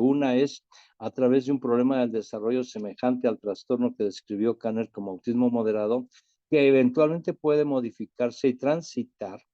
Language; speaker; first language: Spanish; native; Spanish